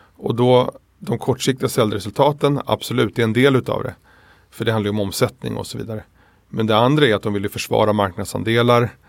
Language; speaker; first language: Swedish; early bilingual, other home language; Spanish